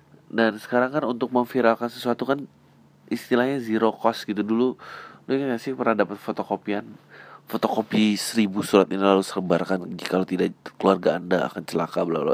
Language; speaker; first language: Indonesian; native; Indonesian